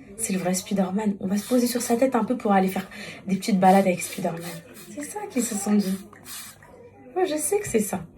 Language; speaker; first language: French; non-native, local second language; Arabic